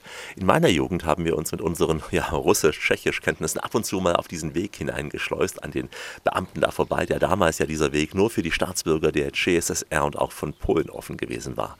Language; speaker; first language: German; native; German